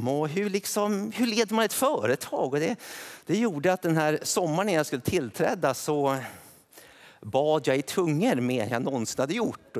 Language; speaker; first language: Swedish; native; Swedish